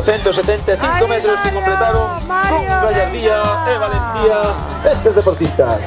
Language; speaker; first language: Spanish; non-native, local second language; Galician